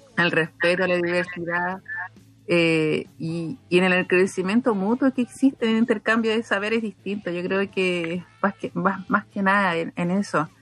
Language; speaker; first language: Spanish; non-native, local second language; Aymara